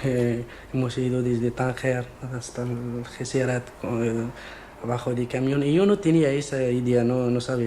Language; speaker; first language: Spanish; non-native, fluent; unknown